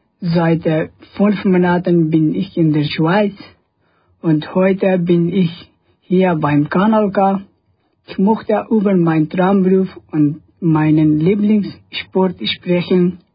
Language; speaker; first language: German; non-native, learner; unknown